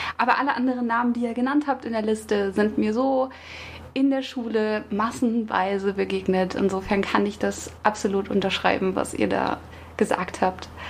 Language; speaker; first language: German; native; German